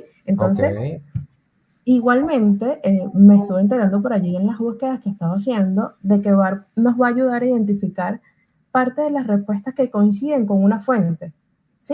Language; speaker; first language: Spanish; native; Spanish